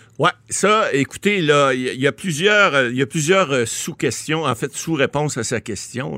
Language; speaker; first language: French; native; French